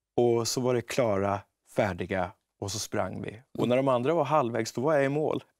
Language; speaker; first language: Swedish; native; Swedish